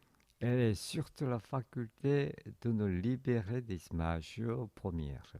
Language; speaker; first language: French; non-native, fluent; Korean